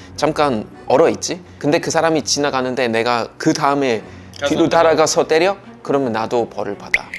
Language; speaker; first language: Korean; non-native, fluent; German